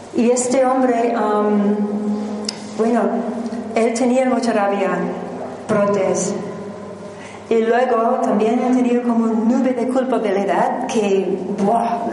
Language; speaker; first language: Spanish; non-native, fluent; English